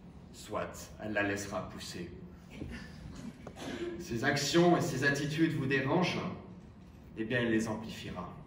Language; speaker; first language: French; native; French